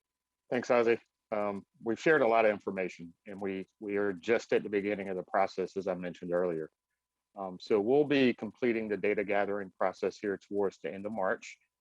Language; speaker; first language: English; native; English